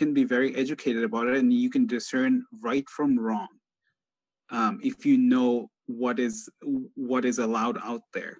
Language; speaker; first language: English; non-native, local second language; Bangla